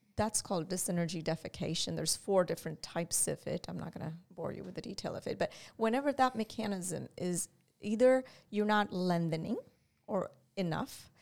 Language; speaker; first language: English; non-native, local second language; Gujarati